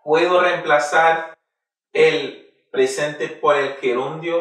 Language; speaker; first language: Spanish; non-native, fluent; Haitian Creole